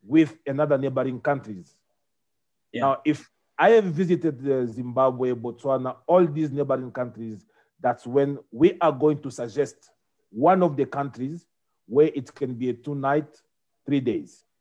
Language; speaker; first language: English; non-native, fluent; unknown